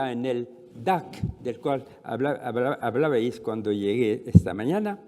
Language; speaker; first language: Spanish; non-native, fluent; French